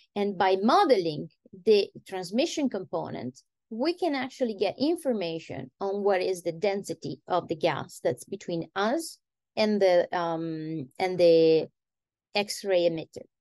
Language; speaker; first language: English; non-native, fluent; Italian